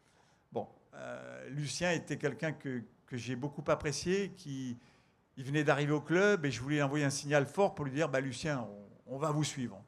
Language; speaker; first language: French; native; French